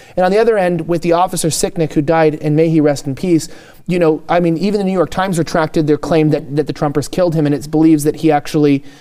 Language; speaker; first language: English; native; English